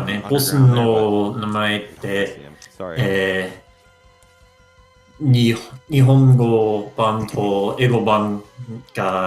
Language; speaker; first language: Japanese; non-native, learner; English